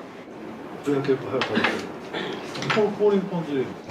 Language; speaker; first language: Japanese; native; Japanese